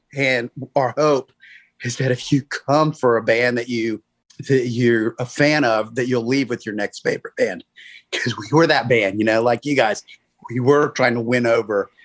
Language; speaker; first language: English; native; English